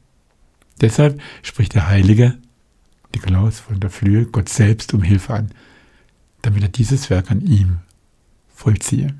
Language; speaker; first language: German; native; German